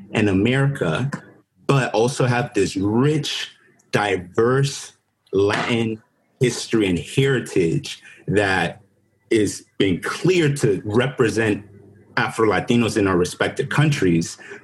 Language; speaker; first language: English; non-native, fluent; Spanish